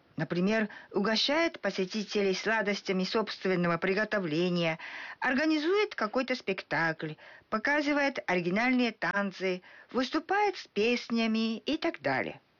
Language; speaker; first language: Russian; non-native, fluent; Japanese